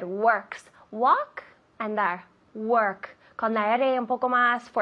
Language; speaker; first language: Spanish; non-native, fluent; English